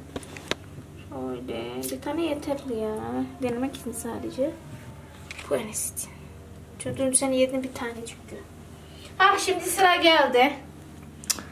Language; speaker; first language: Turkish; non-native, learner; Indonesian